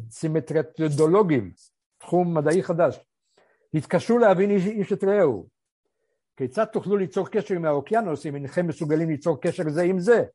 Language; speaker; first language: Hebrew; early bilingual, other home language; Polish